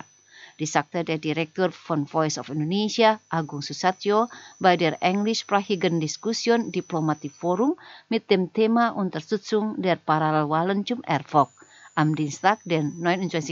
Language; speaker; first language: German; non-native, fluent; Indonesian